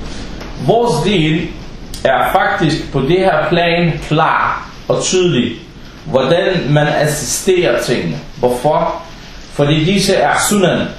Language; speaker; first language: Danish; non-native, fluent; Arabic